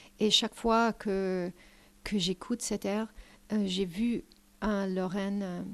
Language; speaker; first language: French; non-native, learner; English